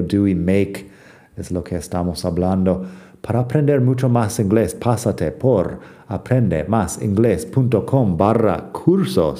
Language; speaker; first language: Spanish; non-native, fluent; English